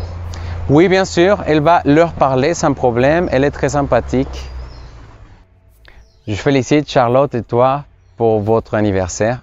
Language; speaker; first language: French; non-native, fluent; Spanish